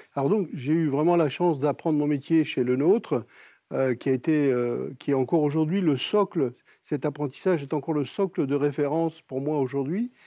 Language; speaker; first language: French; native; French